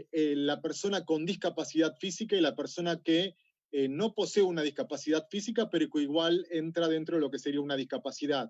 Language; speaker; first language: Spanish; native; Spanish